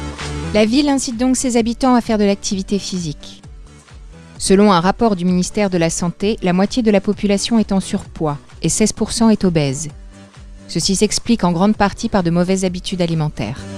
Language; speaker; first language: French; native; French